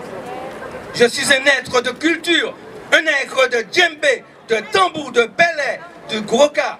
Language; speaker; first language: French; native; French